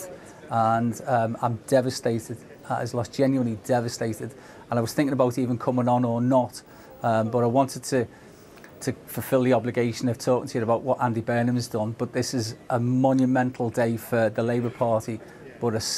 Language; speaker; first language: English; native; English